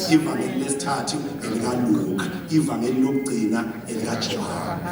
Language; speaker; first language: Zulu; native; Zulu